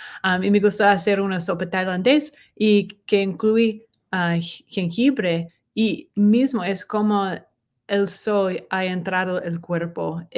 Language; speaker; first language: Spanish; non-native, learner; English